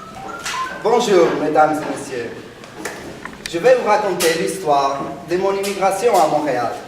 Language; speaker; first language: French; non-native, learner; Spanish